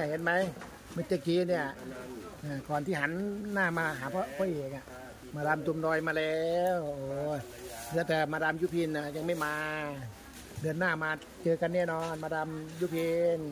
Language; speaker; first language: Thai; native; Thai